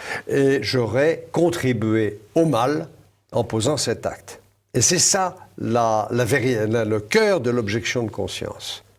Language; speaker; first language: French; native; French